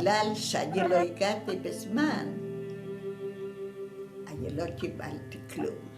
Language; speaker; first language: Hebrew; non-native, fluent; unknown